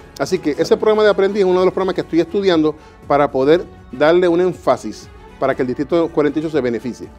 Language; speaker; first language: Spanish; native; Spanish